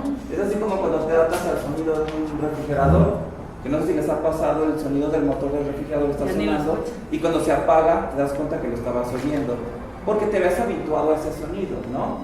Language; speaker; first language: Spanish; native; Spanish